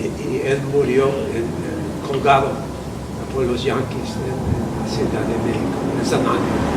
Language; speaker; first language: Spanish; non-native, fluent; English